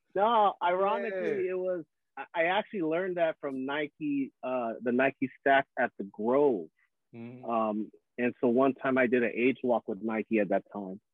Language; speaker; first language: English; early bilingual, other home language; Filipino